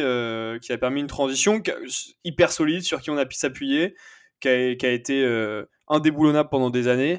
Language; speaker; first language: French; native; French